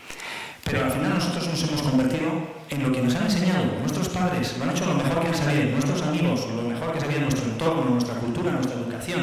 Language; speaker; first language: Spanish; native; Spanish